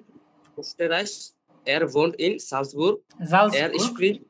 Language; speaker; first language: German; non-native, learner; Bangla